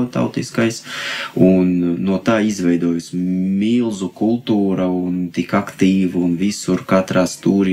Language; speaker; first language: Latvian; non-native, fluent; Russian